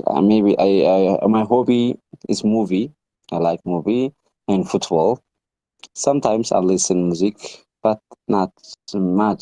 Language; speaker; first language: English; non-native, learner; Amharic